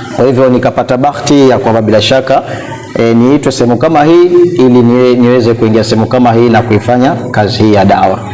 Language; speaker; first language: Swahili; native; Swahili